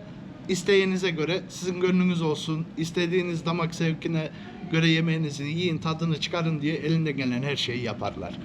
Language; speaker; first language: Turkish; early bilingual, heritage; Turkish